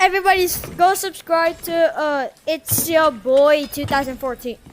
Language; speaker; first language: English; native; English